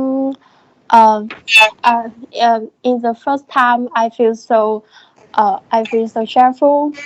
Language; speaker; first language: English; non-native, learner; Vietnamese